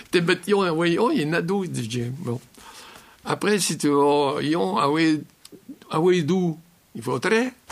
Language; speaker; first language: French; native; French